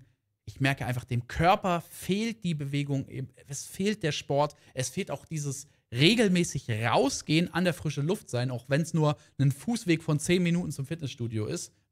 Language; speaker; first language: German; native; German